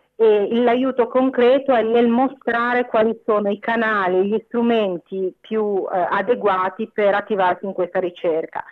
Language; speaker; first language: Italian; native; Italian